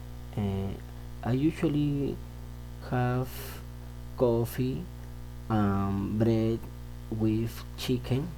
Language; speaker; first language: English; non-native, learner; Spanish